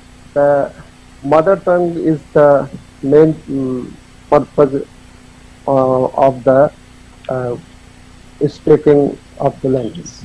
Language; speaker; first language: English; non-native, learner; Hindi